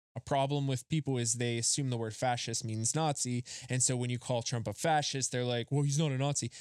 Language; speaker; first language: English; native; English